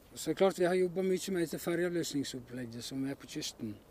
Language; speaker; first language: Norwegian; native; Norwegian